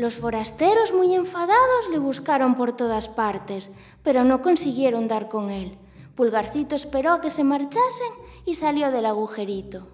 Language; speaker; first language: Spanish; native; Spanish